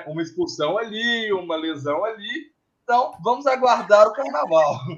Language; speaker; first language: Portuguese; native; Portuguese